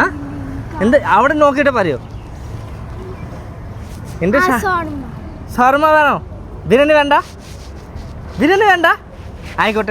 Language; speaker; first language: Malayalam; non-native, learner; Bangla